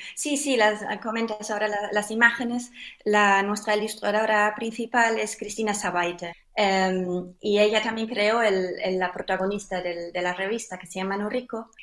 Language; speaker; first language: Spanish; non-native, fluent; German